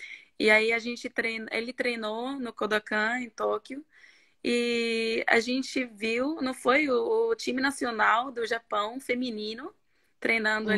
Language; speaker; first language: Portuguese; non-native, fluent; Norwegian